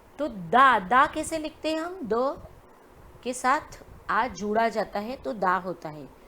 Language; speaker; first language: Hindi; non-native, local second language; Gujarati